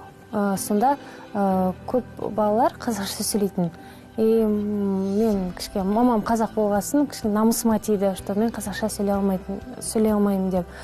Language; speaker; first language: Kazakh; non-native, local second language; Russian